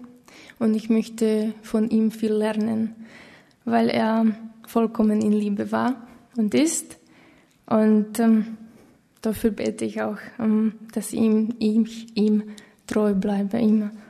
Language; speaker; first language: German; non-native, fluent; Slovak